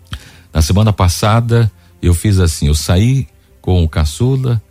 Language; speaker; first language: Portuguese; native; Portuguese